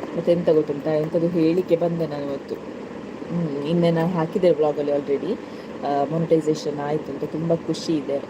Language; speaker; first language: Kannada; non-native, local second language; Tulu